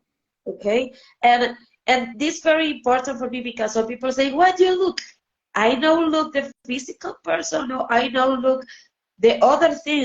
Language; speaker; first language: English; non-native, learner; Spanish